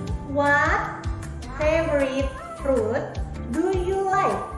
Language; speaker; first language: English; non-native, fluent; Indonesian